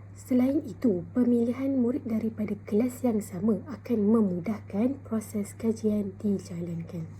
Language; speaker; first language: Malay; native; Malay